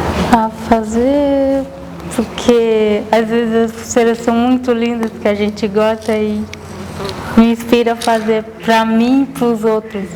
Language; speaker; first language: Portuguese; non-native, local second language; Guarani